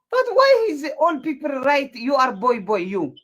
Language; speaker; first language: English; non-native, learner; Tigrinya